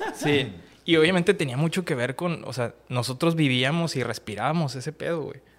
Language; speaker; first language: Spanish; native; Spanish